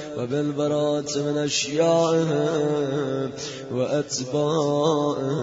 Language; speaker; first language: Arabic; non-native, fluent; Persian